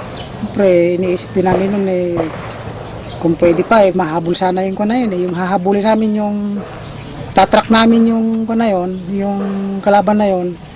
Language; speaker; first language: Filipino; non-native, local second language; Iloko